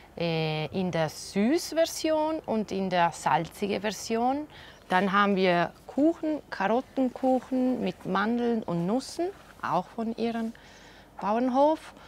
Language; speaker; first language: German; non-native, fluent; Italian